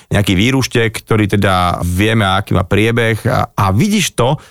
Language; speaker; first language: Slovak; native; Slovak